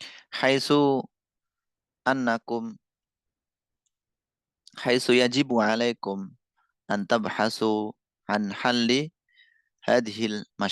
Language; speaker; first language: Arabic; non-native, fluent; Indonesian